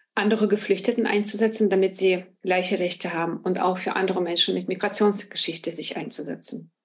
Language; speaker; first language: German; non-native, fluent; Ukrainian